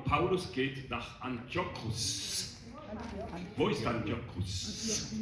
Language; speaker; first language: German; non-native, local second language; French